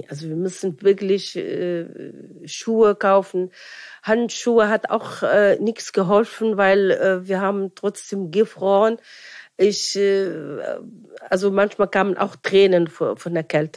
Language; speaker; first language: German; non-native, fluent; Arabic